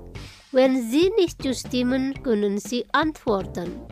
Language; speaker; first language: German; non-native, fluent; Indonesian